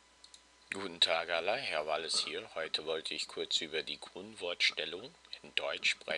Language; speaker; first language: German; non-native, fluent; English